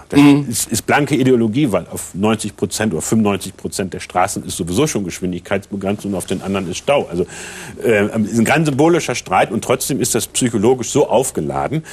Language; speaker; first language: German; native; German